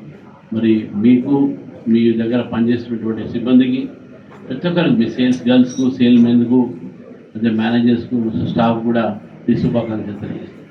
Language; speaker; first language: Telugu; native; Telugu